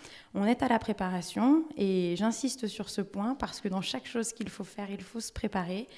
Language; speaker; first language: French; native; French